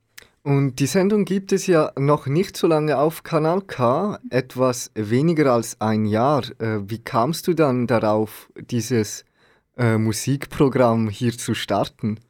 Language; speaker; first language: German; native; German